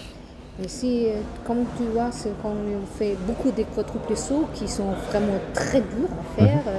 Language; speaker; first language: French; non-native, fluent; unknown